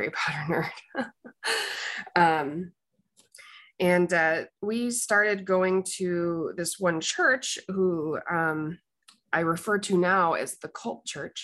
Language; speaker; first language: English; native; English